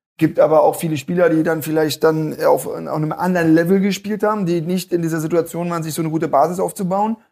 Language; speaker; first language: German; native; German